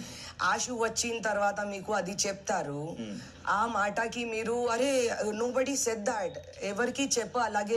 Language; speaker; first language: Telugu; non-native, learner; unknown